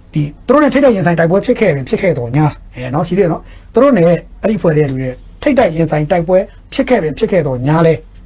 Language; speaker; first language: Burmese; native; Burmese